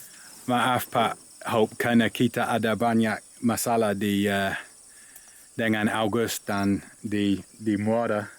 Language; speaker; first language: Indonesian; non-native, learner; English